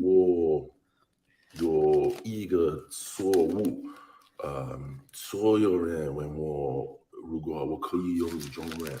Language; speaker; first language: Chinese; non-native, learner; English